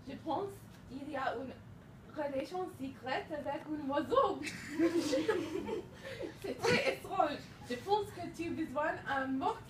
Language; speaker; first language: French; non-native, learner; English